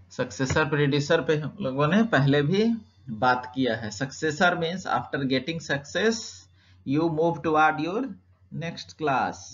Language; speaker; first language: Hindi; native; Hindi